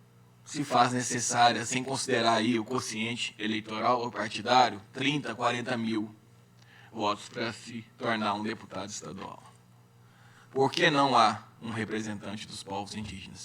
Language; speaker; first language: Portuguese; native; Portuguese